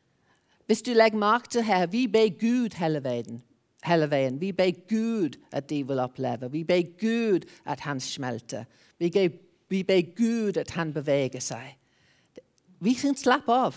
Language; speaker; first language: Norwegian; non-native, fluent; English